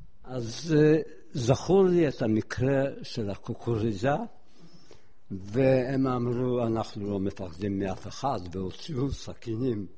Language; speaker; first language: Hebrew; non-native, fluent; Polish